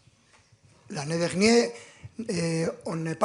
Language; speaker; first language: French; non-native, fluent; Spanish